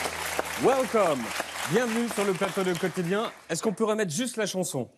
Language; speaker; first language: French; native; French